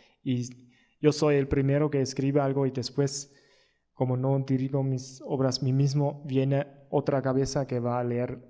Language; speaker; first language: Spanish; non-native, learner; German